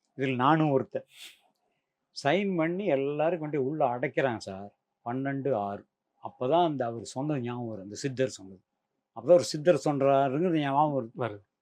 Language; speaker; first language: Tamil; native; Tamil